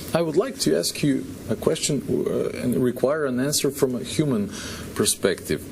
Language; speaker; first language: English; non-native, fluent; Macedonian